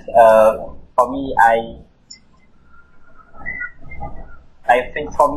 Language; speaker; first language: English; non-native, learner; Vietnamese